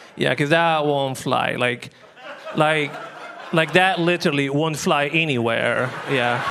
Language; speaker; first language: English; non-native, fluent; Arabic